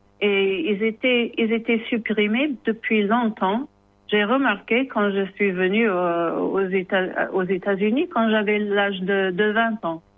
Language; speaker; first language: French; non-native, learner; English